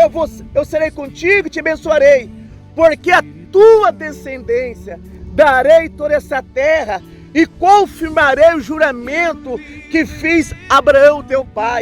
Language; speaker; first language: Portuguese; native; Portuguese